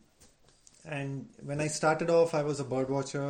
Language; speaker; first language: English; non-native, local second language; Tamil